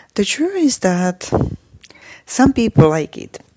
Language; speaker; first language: English; non-native, fluent; Slovak